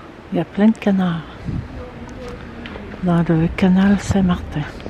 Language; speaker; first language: French; native; French